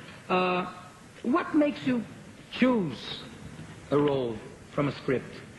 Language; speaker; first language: English; non-native, fluent; Portuguese